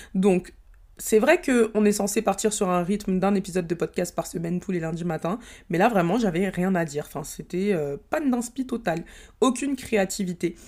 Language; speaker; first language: French; early bilingual, other home language; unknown